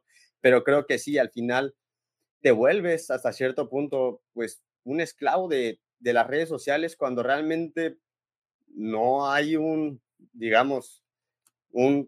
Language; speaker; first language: Spanish; native; Spanish